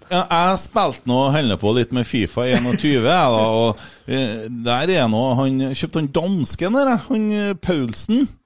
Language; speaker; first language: Norwegian; native; Norwegian